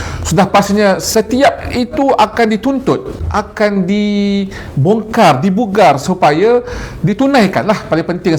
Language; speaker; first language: Malay; native; Malay